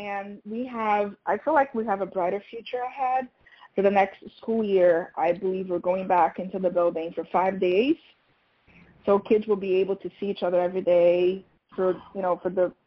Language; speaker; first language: English; non-native, fluent; Portuguese